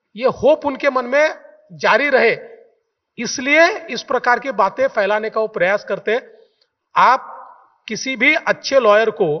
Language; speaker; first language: Hindi; non-native, local second language; Marathi